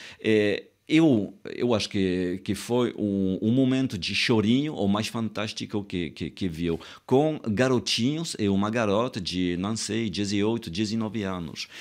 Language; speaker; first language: Portuguese; non-native, fluent; French